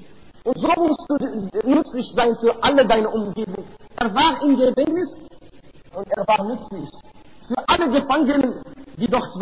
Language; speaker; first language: German; non-native, fluent; Arabic